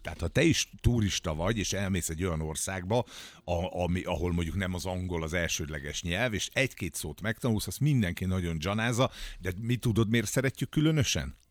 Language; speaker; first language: Hungarian; native; Hungarian